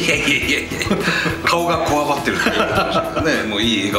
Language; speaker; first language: Japanese; native; Japanese